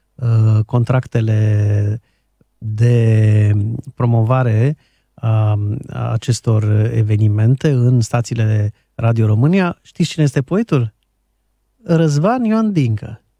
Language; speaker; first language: Romanian; native; Romanian